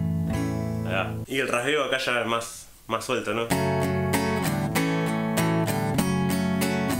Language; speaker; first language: Spanish; native; Spanish